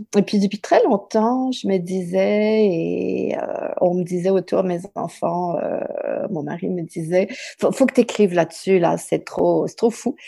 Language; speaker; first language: French; non-native, local second language; English